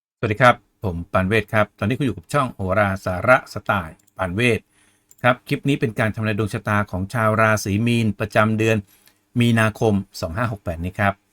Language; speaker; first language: Thai; native; Thai